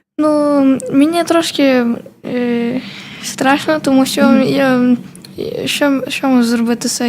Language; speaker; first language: Ukrainian; early bilingual, heritage; Ukrainian